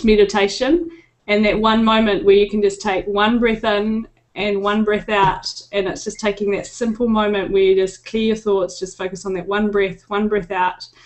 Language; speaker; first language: English; native; English